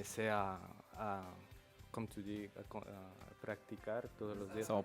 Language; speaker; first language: French; non-native, local second language; Spanish